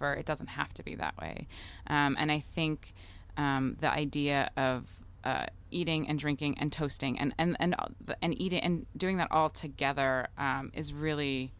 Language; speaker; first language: English; early bilingual, other home language; Russian